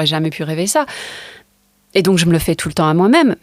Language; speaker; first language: French; non-native, fluent; English